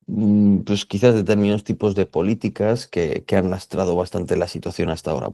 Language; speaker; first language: Spanish; native; Spanish